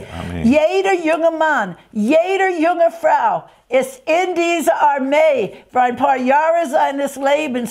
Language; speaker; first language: German; non-native, fluent; English